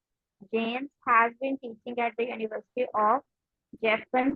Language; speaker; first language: English; non-native, learner; Urdu